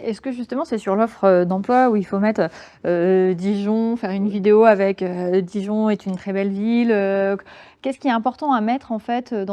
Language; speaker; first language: French; native; French